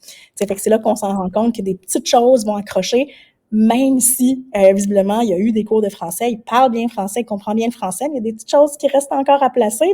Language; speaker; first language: French; native; French